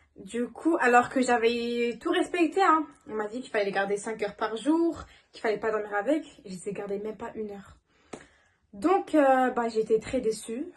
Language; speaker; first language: French; native; French